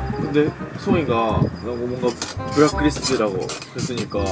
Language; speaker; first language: Korean; non-native, fluent; Japanese